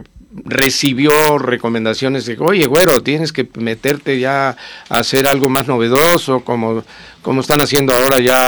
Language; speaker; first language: Spanish; native; Spanish